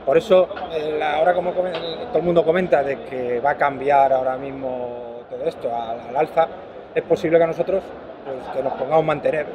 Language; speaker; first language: Spanish; native; Spanish